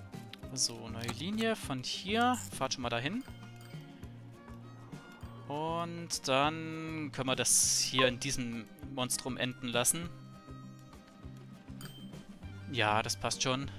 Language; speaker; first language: German; native; German